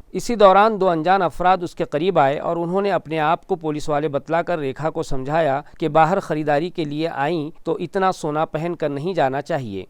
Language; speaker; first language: Urdu; native; Urdu